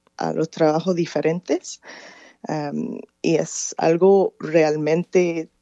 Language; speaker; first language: Spanish; non-native, fluent; English